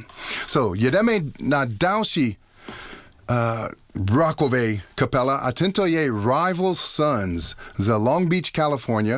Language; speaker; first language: Czech; non-native, learner; English